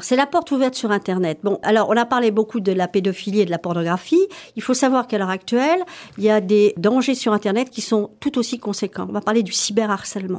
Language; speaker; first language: French; native; French